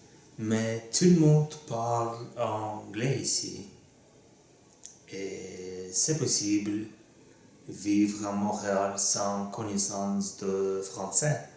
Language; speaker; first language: French; non-native, learner; Russian